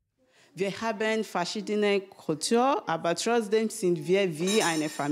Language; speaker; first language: German; non-native, learner; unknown